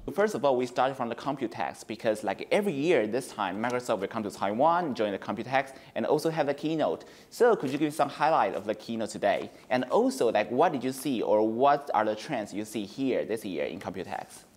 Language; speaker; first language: English; non-native, fluent; Chinese